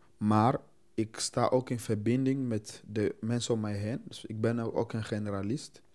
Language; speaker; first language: Dutch; non-native, fluent; Swahili